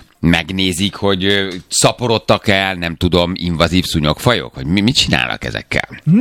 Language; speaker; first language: Hungarian; native; Hungarian